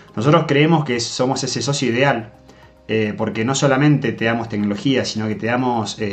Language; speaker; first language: Spanish; native; Spanish